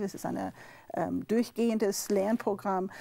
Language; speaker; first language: German; non-native, fluent; English